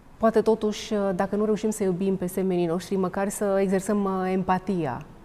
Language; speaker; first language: Romanian; native; Romanian